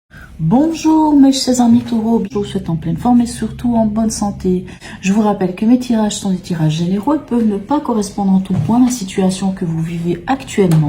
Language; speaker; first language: French; native; French